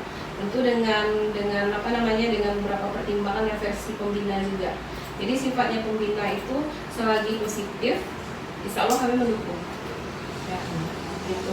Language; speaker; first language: Indonesian; non-native, local second language; Minangkabau